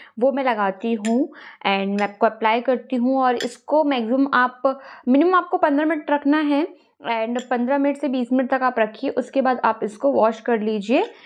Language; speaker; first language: Hindi; native; Hindi